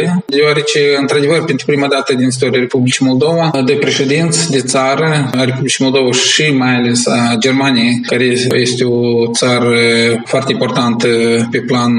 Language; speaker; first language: Romanian; native; Romanian